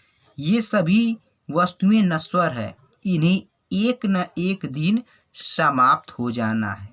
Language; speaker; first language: Hindi; native; Hindi